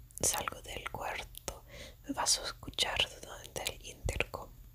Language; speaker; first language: Spanish; non-native, fluent; English